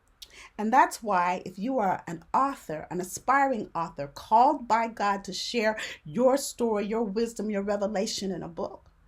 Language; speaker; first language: English; native; English